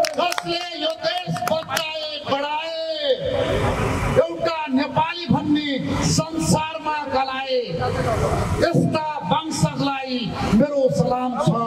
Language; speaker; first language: Nepali; native; Nepali